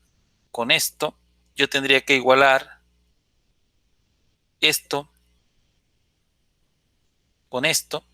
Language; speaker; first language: Spanish; native; Spanish